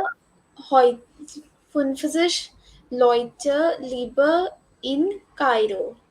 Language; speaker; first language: German; non-native, learner; English